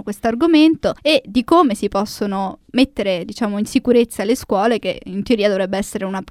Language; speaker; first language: Italian; native; Italian